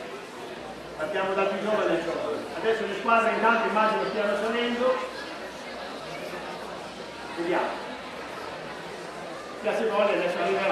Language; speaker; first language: Italian; native; Italian